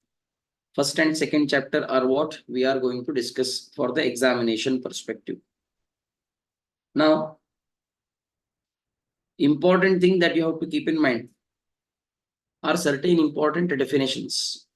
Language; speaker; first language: English; non-native, local second language; Kannada